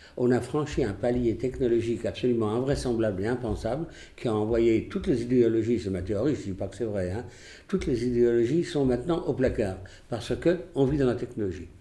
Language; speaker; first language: French; early bilingual, other home language; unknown